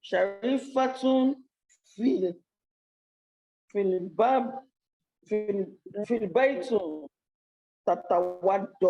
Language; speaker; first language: Arabic; non-native, learner; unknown